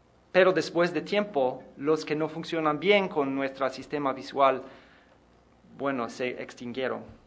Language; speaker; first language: Spanish; non-native, fluent; English